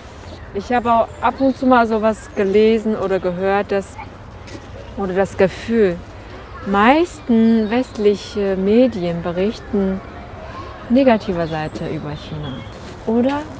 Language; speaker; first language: German; non-native, learner; Chinese